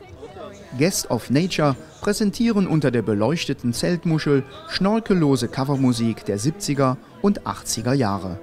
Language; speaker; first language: German; native; German